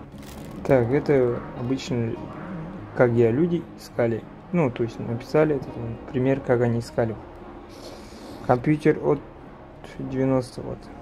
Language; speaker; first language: Russian; non-native, local second language; Kazakh